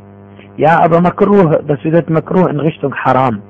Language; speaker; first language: German; non-native, fluent; Arabic